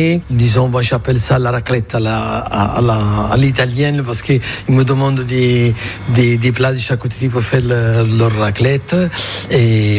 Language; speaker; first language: French; non-native, fluent; Italian